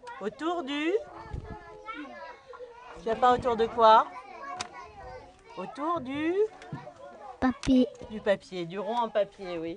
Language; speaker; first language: French; native; French